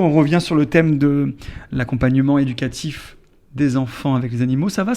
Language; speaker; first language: French; native; French